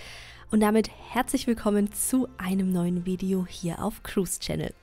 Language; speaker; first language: German; native; German